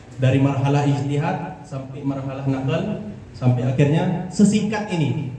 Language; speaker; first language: Indonesian; non-native, local second language; Achinese